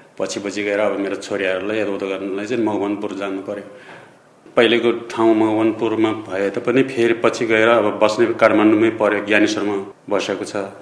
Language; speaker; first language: Nepali; non-native, local second language; Eastern Tamang